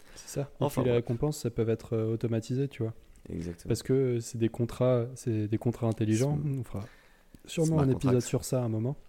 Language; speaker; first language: French; native; French